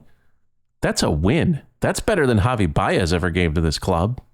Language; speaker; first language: English; native; English